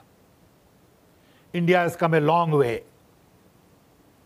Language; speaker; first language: English; non-native, local second language; Gujarati